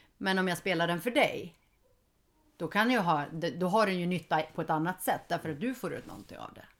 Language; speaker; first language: Swedish; early bilingual, heritage; Swedish